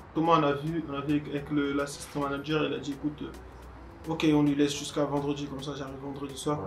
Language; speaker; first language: French; early bilingual, other home language; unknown